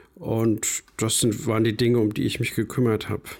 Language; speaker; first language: German; native; German